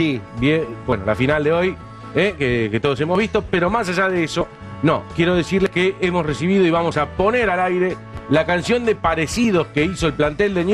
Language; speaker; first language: Spanish; native; Spanish